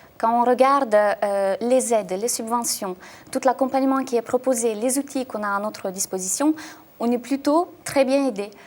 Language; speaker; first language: French; non-native, fluent; Russian